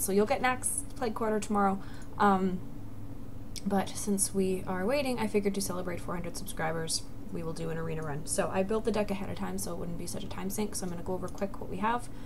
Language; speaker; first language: English; native; English